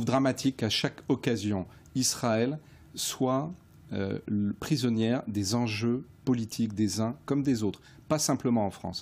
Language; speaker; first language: French; native; French